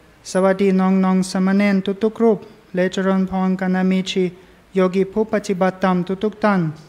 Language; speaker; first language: Thai; non-native, fluent; English